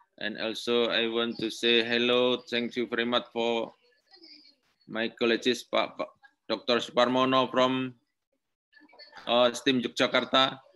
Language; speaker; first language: English; non-native, learner; Indonesian